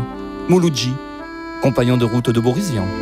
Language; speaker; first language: French; native; French